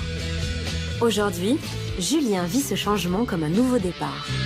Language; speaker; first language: French; native; French